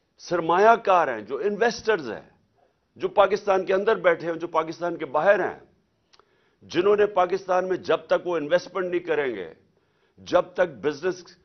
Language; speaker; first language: Urdu; native; Urdu